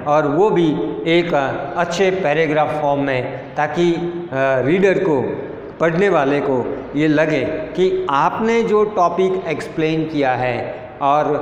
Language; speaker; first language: Hindi; non-native, local second language; Gujarati